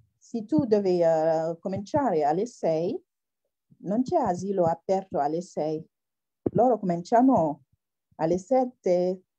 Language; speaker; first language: Italian; non-native, learner; Wolof